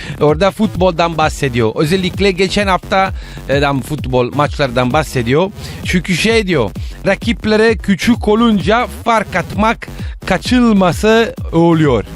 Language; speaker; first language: Turkish; non-native, learner; Italian